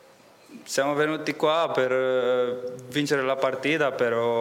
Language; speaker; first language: Italian; non-native, fluent; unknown